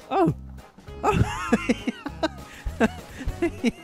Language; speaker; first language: English; native; English